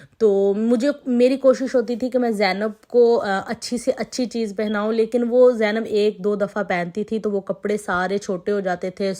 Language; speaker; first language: Urdu; non-native, local second language; Punjabi